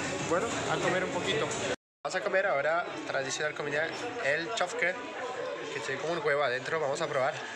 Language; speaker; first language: Spanish; non-native, fluent; French